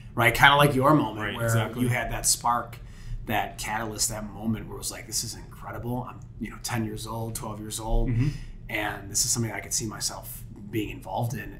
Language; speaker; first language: English; native; English